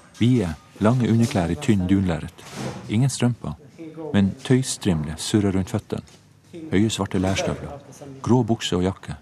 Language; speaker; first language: Norwegian; native; Norwegian